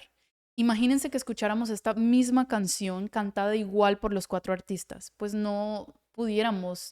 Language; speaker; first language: Spanish; native; Spanish